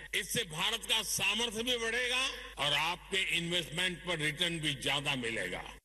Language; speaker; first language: Hindi; non-native, local second language; Gujarati